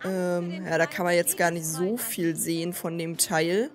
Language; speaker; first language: German; native; German